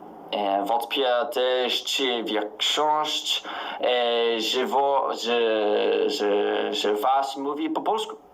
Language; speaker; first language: Polish; non-native, learner; English